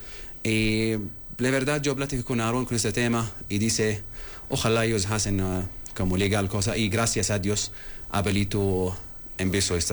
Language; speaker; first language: Spanish; non-native, learner; Arabic